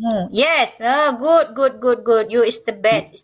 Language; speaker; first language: English; non-native, learner; Indonesian